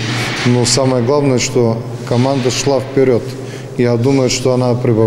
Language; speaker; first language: Russian; non-native, fluent; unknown